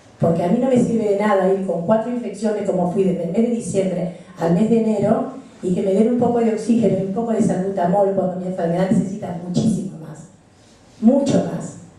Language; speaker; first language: Spanish; native; Spanish